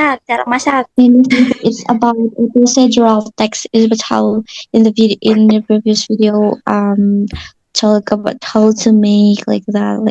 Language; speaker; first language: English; non-native, learner; Indonesian